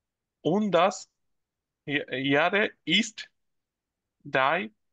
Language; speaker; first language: German; non-native, learner; Bangla